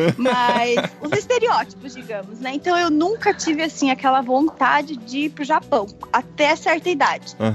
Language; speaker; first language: Portuguese; native; Portuguese